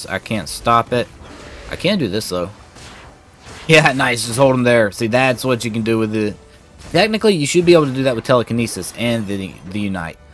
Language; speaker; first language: English; native; English